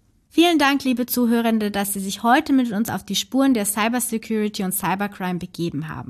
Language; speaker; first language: German; native; German